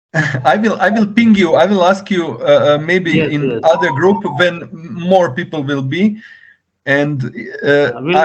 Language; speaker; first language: English; non-native, learner; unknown